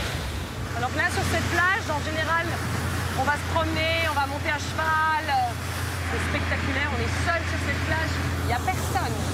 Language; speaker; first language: French; early bilingual, heritage; Spanish